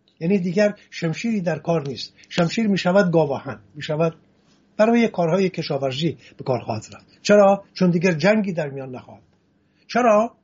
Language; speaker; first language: Persian; non-native, local second language; Assyrian Neo-Aramaic